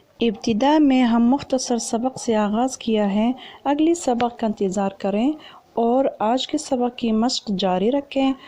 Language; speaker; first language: Urdu; non-native, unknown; Arabic